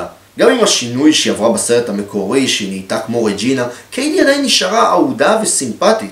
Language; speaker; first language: Hebrew; native; Hebrew